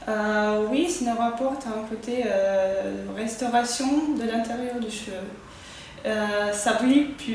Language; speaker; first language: French; non-native, fluent; Russian